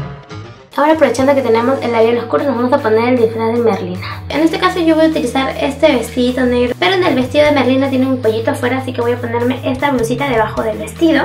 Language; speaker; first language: Spanish; native; Spanish